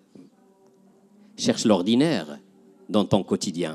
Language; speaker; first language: French; non-native, local second language; Arabic